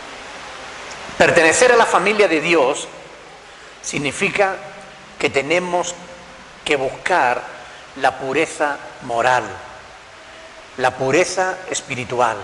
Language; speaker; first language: Spanish; native; Spanish